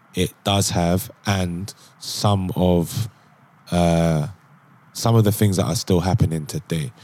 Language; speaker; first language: English; native; English